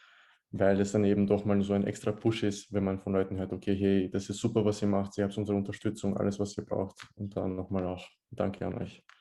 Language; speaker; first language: German; early bilingual, other home language; Bosnian